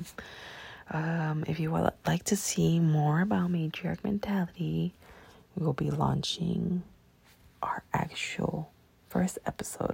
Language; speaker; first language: English; native; English